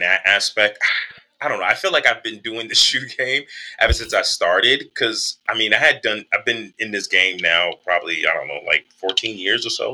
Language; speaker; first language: English; native; English